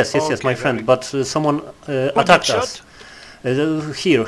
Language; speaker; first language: English; non-native, learner; Polish